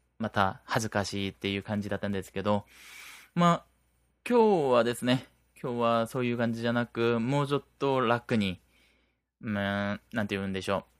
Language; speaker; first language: Japanese; non-native, fluent; Korean